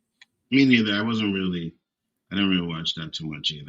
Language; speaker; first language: English; native; English